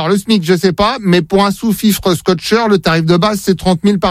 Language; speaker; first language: French; native; French